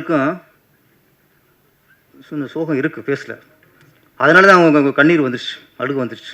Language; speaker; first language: Tamil; native; Tamil